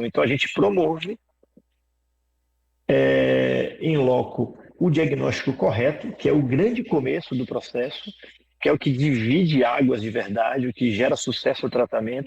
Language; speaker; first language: Portuguese; native; Portuguese